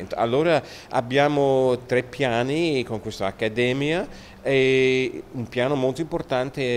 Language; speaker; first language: Italian; non-native, fluent; English